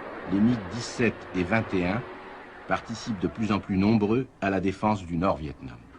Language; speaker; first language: French; native; French